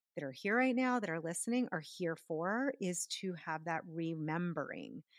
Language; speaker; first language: English; native; English